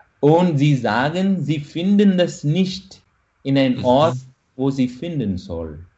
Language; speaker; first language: German; non-native, fluent; Malayalam